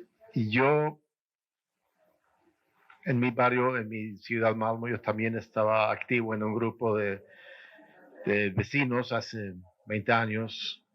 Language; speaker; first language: Spanish; non-native, fluent; Swedish